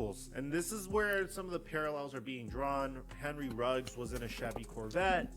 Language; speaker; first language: English; native; English